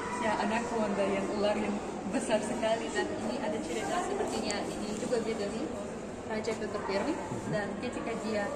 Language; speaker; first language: Indonesian; non-native, fluent; Russian